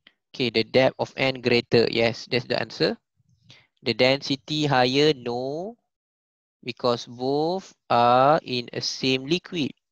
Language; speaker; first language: English; non-native, local second language; Malay